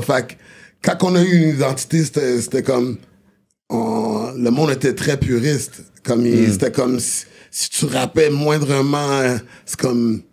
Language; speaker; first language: French; native; French